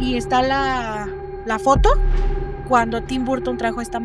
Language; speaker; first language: Spanish; native; Spanish